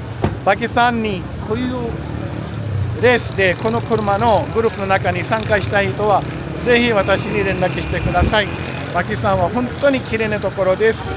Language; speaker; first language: Japanese; non-native, fluent; Urdu